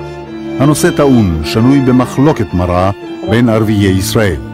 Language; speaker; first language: Hebrew; native; Hebrew